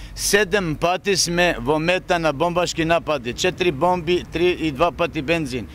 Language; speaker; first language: Macedonian; non-native, local second language; Albanian